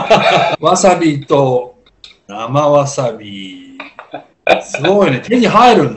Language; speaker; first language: Japanese; native; Japanese